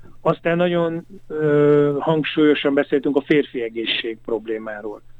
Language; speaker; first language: Hungarian; native; Hungarian